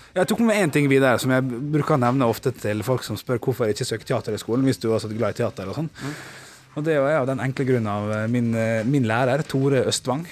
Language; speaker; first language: Norwegian; native; Norwegian